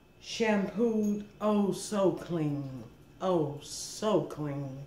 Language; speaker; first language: English; native; English